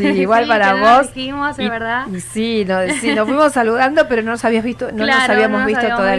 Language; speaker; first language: Spanish; native; Spanish